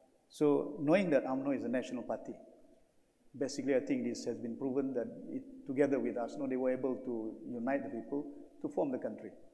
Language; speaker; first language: English; non-native, local second language; Malay